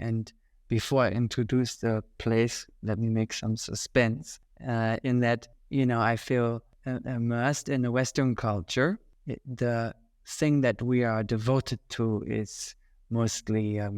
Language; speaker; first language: English; non-native, fluent; German